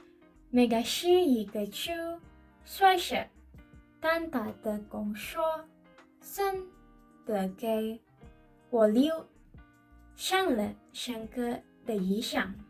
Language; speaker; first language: Chinese; non-native, learner; Indonesian